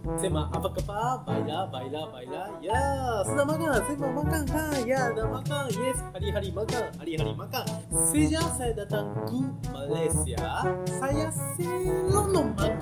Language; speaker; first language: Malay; non-native, learner; Japanese